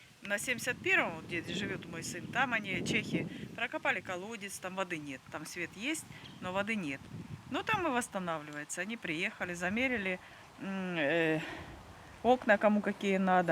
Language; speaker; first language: Russian; native; Russian